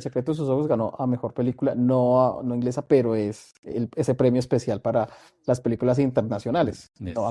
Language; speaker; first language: Spanish; native; Spanish